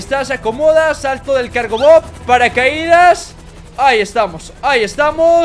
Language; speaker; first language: Spanish; native; Spanish